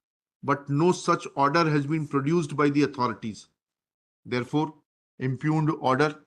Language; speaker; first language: English; non-native, local second language; Hindi